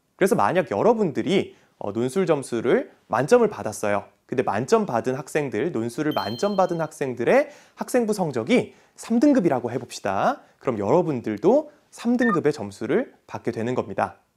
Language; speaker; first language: Korean; native; Korean